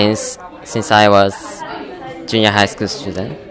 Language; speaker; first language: English; non-native, learner; Japanese